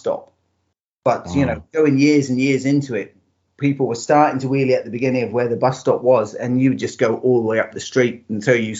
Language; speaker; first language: English; native; English